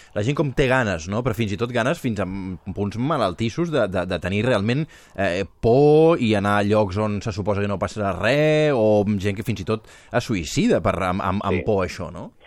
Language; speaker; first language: Catalan; native; Catalan